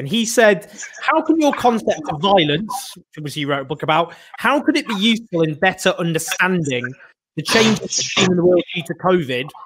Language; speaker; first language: English; native; English